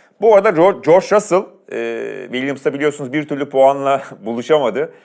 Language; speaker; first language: Turkish; native; Turkish